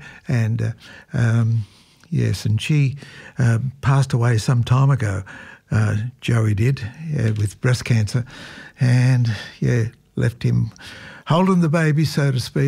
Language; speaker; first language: English; native; English